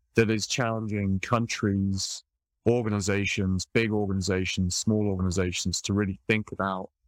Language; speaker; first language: English; native; English